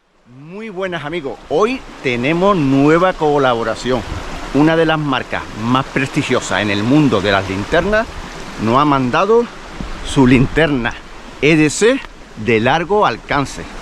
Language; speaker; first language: Spanish; native; Spanish